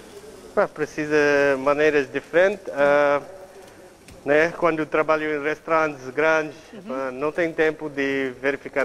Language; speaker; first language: Portuguese; non-native, learner; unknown